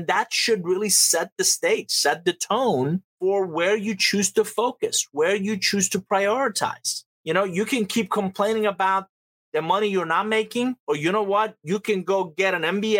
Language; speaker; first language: English; non-native, fluent; Persian